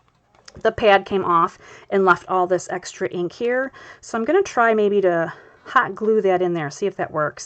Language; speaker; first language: English; native; English